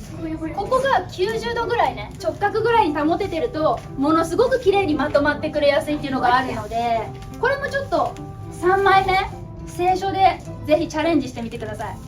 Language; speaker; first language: Japanese; native; Japanese